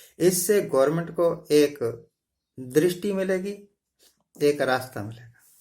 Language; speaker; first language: Hindi; non-native, local second language; Punjabi